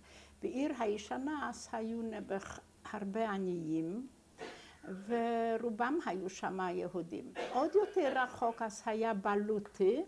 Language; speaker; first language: Hebrew; non-native, fluent; Yiddish